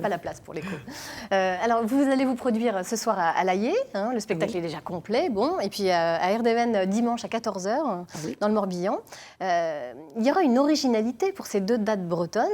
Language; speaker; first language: French; native; French